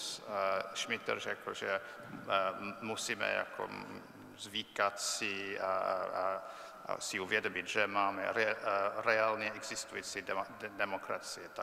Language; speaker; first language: Czech; non-native, fluent; English